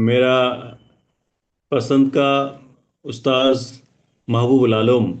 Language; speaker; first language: Hindi; non-native, learner; Bangla